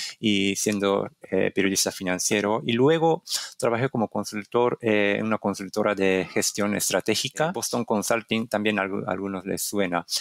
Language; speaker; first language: Spanish; non-native, fluent; Japanese